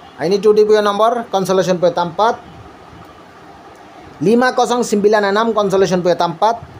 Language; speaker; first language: Malay; non-native, learner; Bangla